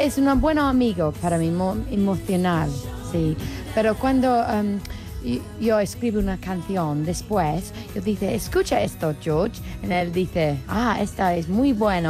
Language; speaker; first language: Spanish; non-native, learner; English